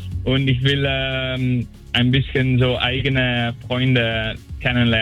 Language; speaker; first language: German; non-native, learner; Dutch